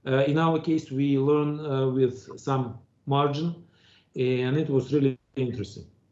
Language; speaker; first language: English; non-native, fluent; Russian